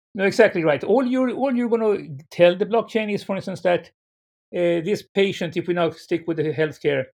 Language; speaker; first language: English; non-native, fluent; Swedish